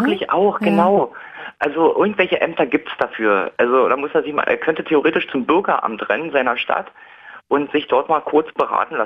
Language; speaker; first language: German; native; German